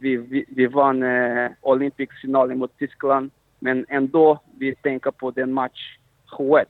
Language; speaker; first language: Swedish; non-native, fluent; Portuguese